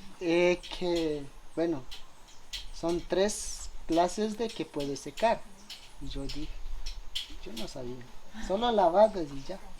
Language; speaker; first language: Spanish; non-native, local second language; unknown